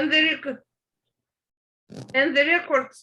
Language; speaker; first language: English; non-native, learner; Russian